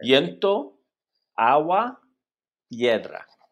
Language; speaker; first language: Spanish; non-native, learner; English